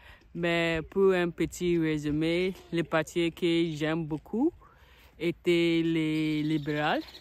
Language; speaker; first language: French; non-native, learner; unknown